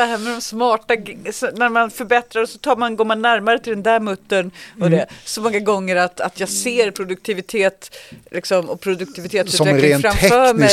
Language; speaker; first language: Swedish; native; Swedish